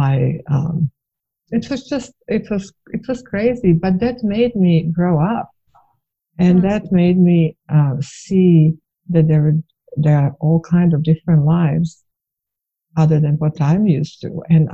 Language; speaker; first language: English; non-native, fluent; Bosnian